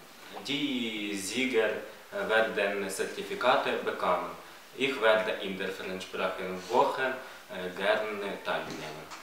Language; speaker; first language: German; non-native, learner; Ukrainian